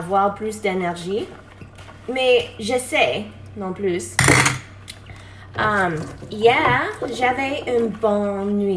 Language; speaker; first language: French; non-native, learner; English